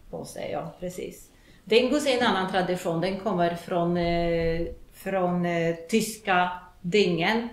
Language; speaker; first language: Swedish; non-native, fluent; Polish